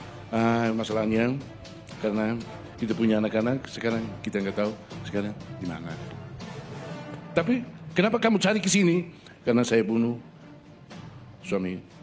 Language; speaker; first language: Indonesian; non-native, fluent; Tetum